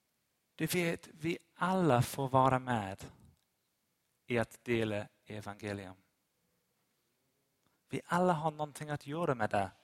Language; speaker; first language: Swedish; non-native, fluent; English